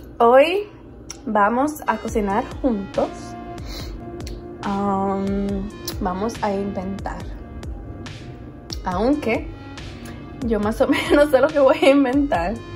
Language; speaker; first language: Spanish; early bilingual, heritage; Spanish